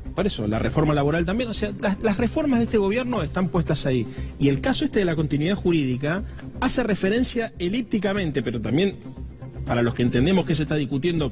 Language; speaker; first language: Spanish; native; Spanish